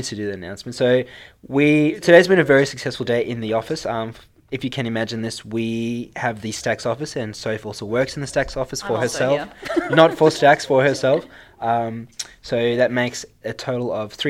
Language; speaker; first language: English; native; English